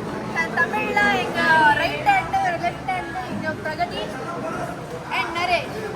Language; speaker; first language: Tamil; non-native, learner; Kannada